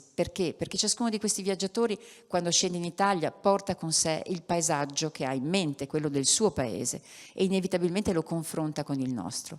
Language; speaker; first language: Italian; native; Italian